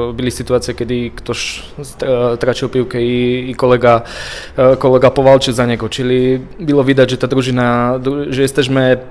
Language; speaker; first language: Polish; non-native, learner; Slovak